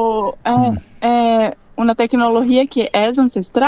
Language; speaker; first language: Spanish; non-native, learner; Portuguese